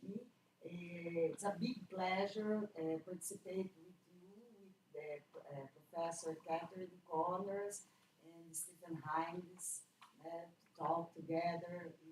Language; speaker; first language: English; non-native, learner; Portuguese